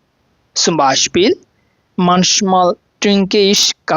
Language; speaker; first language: German; non-native, fluent; Bangla